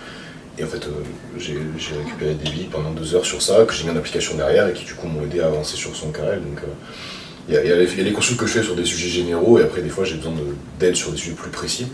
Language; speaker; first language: French; native; French